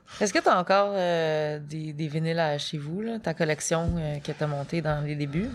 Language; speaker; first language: French; native; French